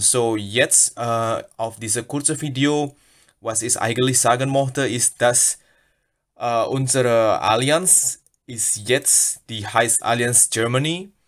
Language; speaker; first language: German; non-native, learner; Indonesian